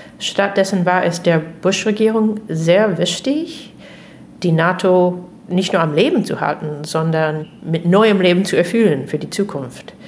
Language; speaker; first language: German; non-native, fluent; English